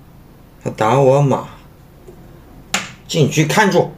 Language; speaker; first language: Chinese; native; Chinese